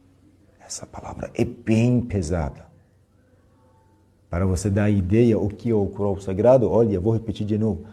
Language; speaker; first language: Portuguese; non-native, fluent; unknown